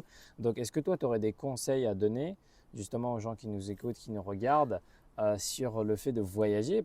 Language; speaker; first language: French; native; French